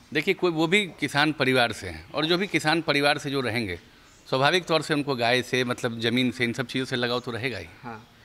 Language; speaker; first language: Hindi; native; Hindi